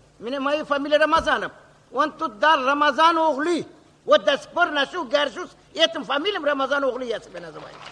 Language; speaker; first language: Russian; non-native, local second language; Uzbek